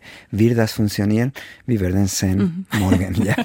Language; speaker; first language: German; non-native, fluent; Spanish